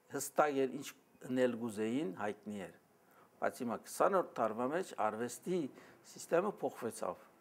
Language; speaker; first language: Armenian; early bilingual, heritage; Armenian